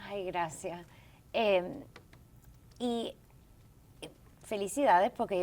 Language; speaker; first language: Spanish; early bilingual, heritage; English